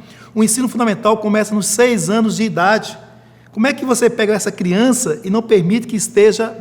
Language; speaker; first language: Portuguese; native; Portuguese